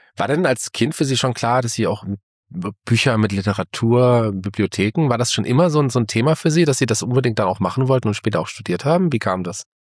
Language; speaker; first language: German; native; German